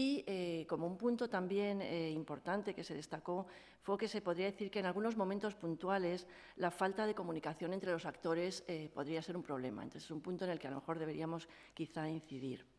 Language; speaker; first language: Spanish; native; Spanish